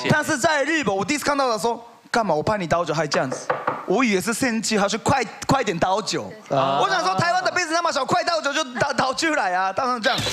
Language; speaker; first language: Chinese; non-native, fluent; Japanese